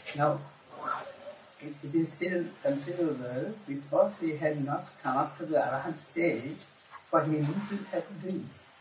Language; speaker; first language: English; non-native, local second language; Sinhala